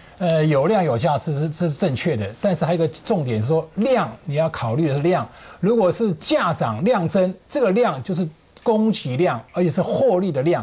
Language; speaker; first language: Chinese; native; Chinese